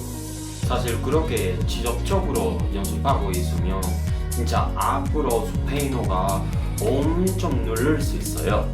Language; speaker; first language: Korean; non-native, learner; Spanish